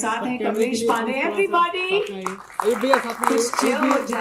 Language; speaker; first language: Hindi; native; Hindi